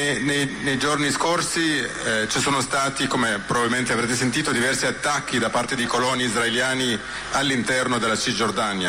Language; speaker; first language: Italian; native; Italian